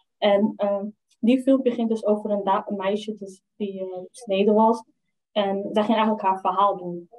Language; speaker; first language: Dutch; early bilingual, other home language; Somali